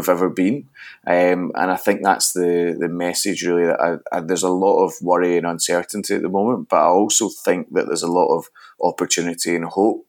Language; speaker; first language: English; native; English